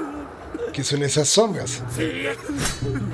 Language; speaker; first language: Spanish; native; Spanish